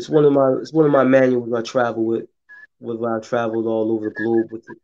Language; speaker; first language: English; native; English